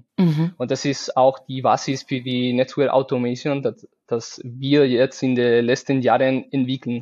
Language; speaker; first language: German; non-native, learner; Spanish